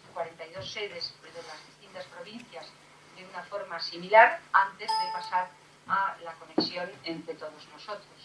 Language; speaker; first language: Spanish; native; Spanish